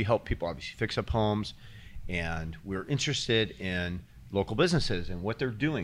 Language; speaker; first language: English; native; English